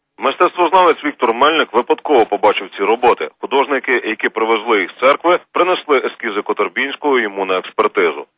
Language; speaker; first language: Ukrainian; native; Ukrainian